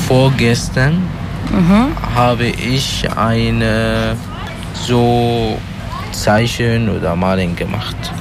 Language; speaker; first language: German; non-native, learner; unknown